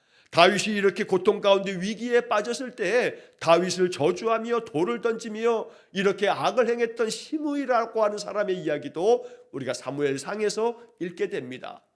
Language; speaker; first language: Korean; native; Korean